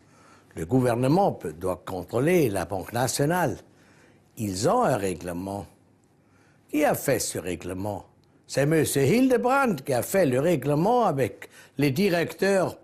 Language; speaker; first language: French; non-native, local second language; German